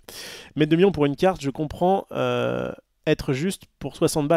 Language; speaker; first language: French; native; French